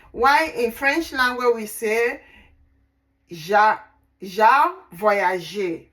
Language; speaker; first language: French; non-native, learner; Igbo